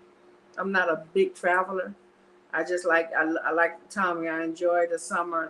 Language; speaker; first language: English; native; English